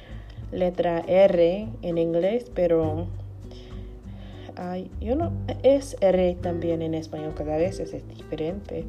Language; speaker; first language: Spanish; non-native, learner; English